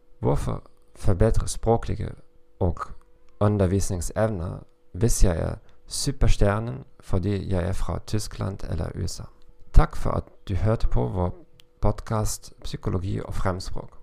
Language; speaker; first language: Norwegian; non-native, learner; German